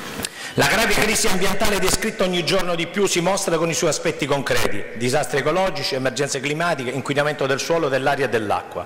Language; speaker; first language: Italian; native; Italian